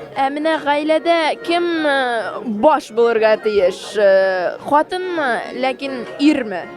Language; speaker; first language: Tatar; native; Tatar